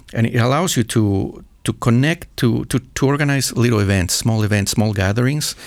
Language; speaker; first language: English; non-native, fluent; Spanish